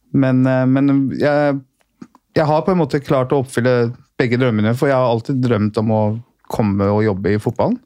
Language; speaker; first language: Norwegian; early bilingual, other home language; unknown